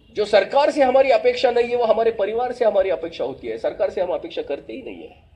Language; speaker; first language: Hindi; native; Hindi